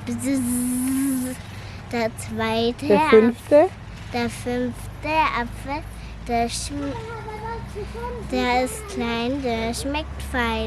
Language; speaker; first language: German; early bilingual, other home language; Turkish